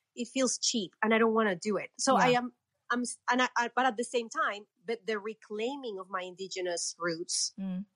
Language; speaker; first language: English; non-native, fluent; Spanish